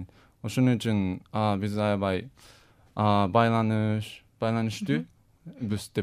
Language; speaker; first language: Kyrgyz; non-native, fluent; Japanese